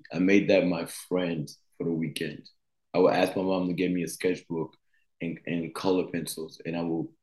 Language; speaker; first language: English; early bilingual, other home language; French